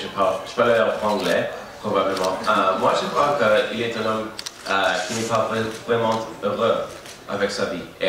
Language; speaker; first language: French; non-native, learner; English